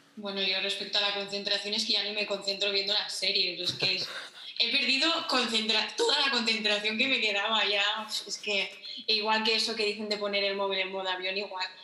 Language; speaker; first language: Spanish; native; Spanish